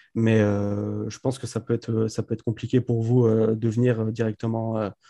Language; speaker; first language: French; native; French